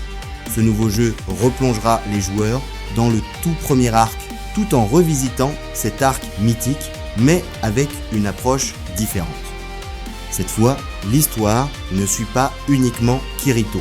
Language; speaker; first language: French; native; French